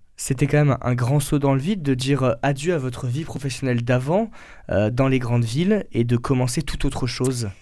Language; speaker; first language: French; native; French